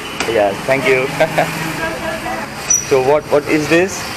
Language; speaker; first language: English; non-native, learner; Hindi